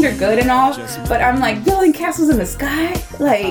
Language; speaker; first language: English; early bilingual, other home language; Spanish